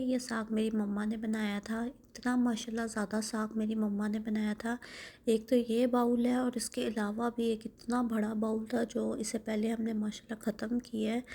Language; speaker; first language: Urdu; native; Urdu